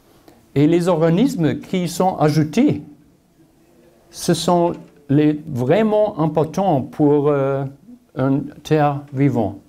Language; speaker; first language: French; non-native, learner; German